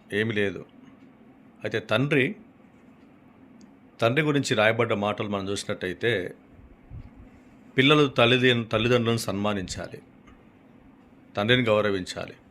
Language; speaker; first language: Telugu; native; Telugu